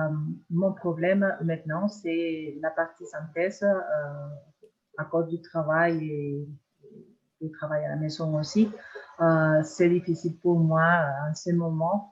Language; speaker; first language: French; non-native, fluent; Spanish